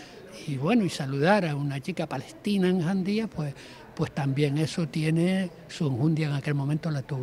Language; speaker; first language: Spanish; native; Spanish